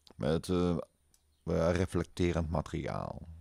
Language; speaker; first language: Dutch; native; Dutch